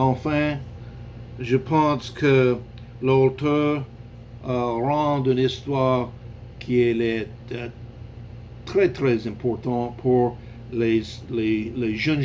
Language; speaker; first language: French; non-native, learner; English